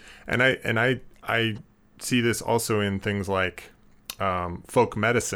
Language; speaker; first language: English; native; English